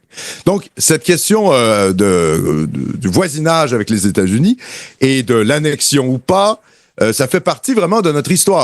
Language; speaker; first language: French; native; French